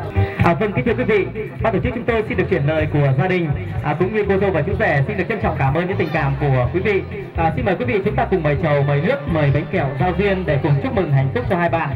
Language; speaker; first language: Vietnamese; native; Vietnamese